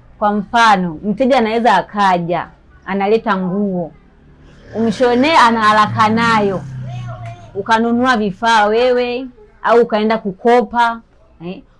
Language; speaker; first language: Swahili; native; Swahili